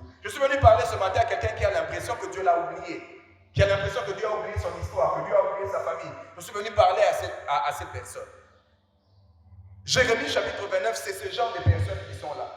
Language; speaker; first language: French; non-native, local second language; Lingala